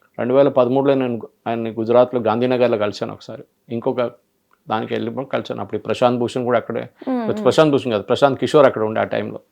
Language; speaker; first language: Telugu; non-native, local second language; Malayalam